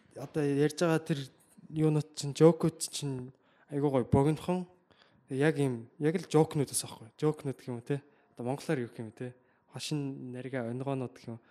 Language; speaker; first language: Mongolian; native; Mongolian